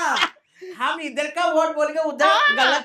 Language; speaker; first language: Hindi; non-native, local second language; Assamese